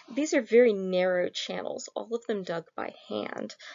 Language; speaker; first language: English; native; English